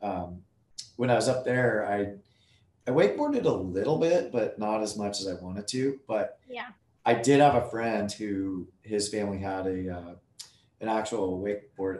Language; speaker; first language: English; native; English